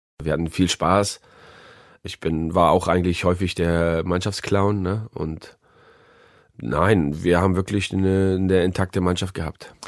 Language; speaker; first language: German; early bilingual, other home language; Croatian